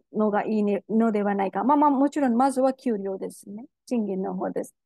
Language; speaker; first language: Japanese; non-native, fluent; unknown